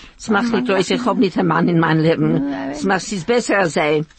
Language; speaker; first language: Yiddish; early bilingual, heritage; Yiddish